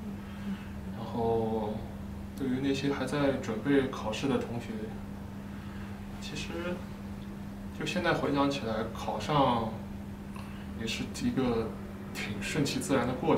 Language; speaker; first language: Chinese; native; Chinese